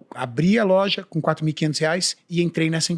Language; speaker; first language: Portuguese; native; Portuguese